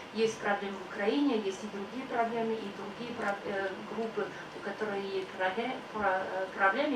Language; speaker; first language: Russian; non-native, fluent; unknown